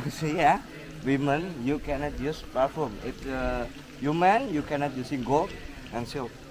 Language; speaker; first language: English; non-native, learner; Indonesian